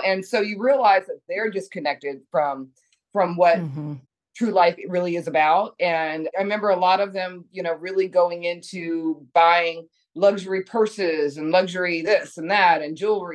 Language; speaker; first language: English; native; English